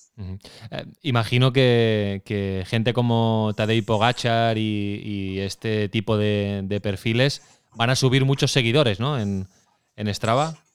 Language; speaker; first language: Spanish; native; Spanish